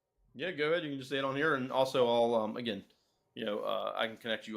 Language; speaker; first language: English; native; English